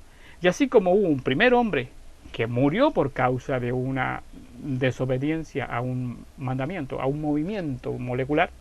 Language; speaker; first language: Spanish; native; Spanish